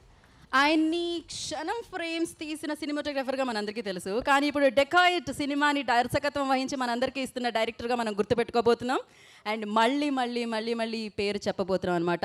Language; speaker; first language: Telugu; native; Telugu